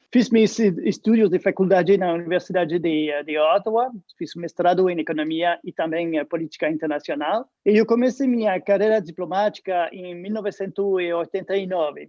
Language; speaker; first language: Portuguese; non-native, fluent; French